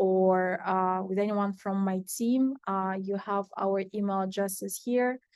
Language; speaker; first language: English; non-native, fluent; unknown